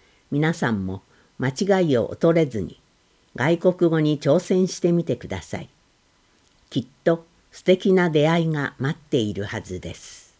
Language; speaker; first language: Japanese; non-native, fluent; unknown